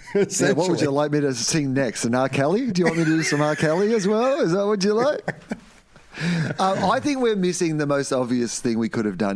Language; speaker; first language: English; native; English